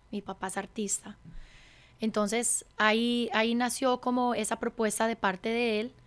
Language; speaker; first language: Spanish; early bilingual, heritage; Spanish